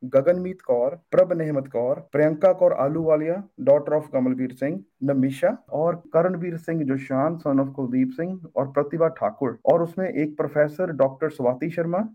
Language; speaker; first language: Hindi; native; Hindi